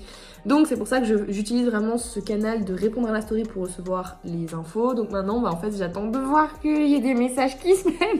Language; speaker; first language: French; native; French